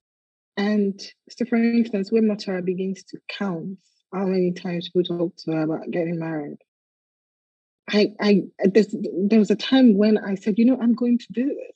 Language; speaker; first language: English; non-native, local second language; Yoruba